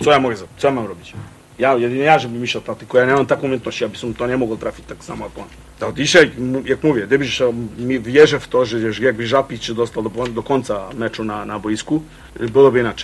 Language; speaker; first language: Polish; non-native, fluent; Croatian